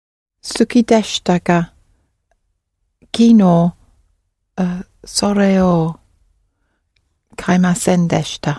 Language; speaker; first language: Japanese; non-native, learner; English